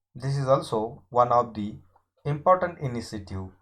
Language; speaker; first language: English; non-native, local second language; Marathi